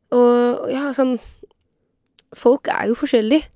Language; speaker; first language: Norwegian; non-native, fluent; Italian